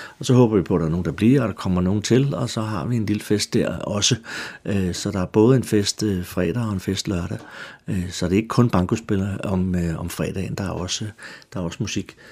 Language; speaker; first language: Danish; native; Danish